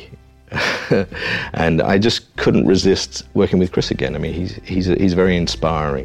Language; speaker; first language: English; native; English